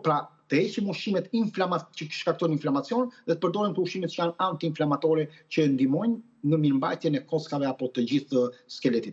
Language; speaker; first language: Albanian; native; Albanian